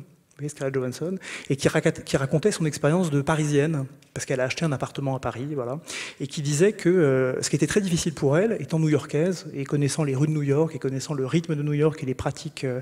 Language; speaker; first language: French; native; French